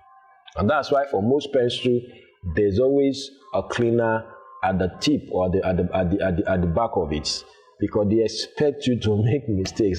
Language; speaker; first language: English; non-native, local second language; Yoruba